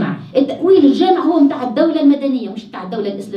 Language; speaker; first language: Arabic; native; Arabic